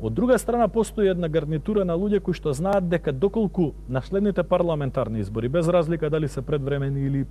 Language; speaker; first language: Macedonian; native; Macedonian